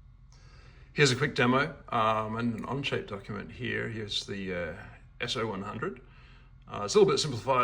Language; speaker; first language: English; native; English